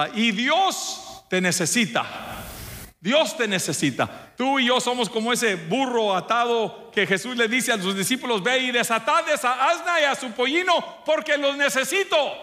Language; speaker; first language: Spanish; early bilingual, heritage; Spanish